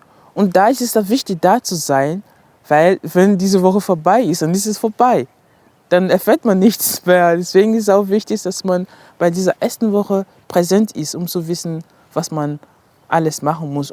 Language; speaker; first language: German; non-native, fluent; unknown